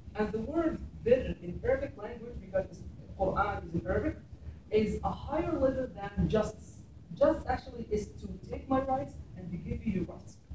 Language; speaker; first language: English; non-native, fluent; Arabic